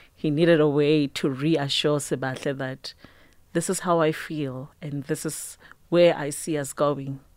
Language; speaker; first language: English; non-native, local second language; Tswana